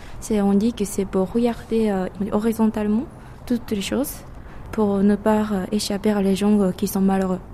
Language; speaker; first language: French; non-native, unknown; Japanese